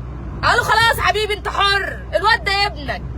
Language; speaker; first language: Arabic; native; Arabic